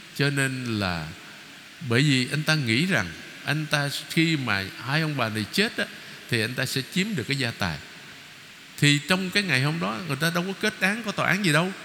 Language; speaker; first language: Vietnamese; native; Vietnamese